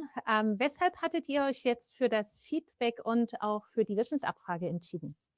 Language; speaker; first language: German; native; German